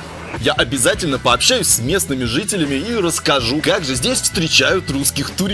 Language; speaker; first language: Russian; native; Russian